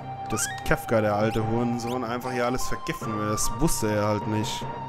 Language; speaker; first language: German; native; German